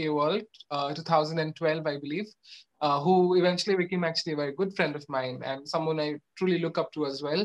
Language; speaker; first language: English; non-native, local second language; Odia